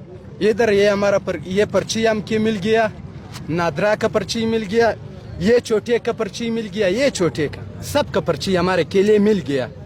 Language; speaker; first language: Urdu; non-native, learner; Pashto